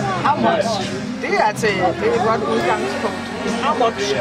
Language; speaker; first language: Danish; native; Danish